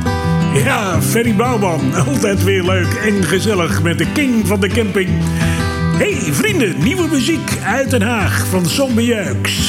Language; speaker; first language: Dutch; native; Dutch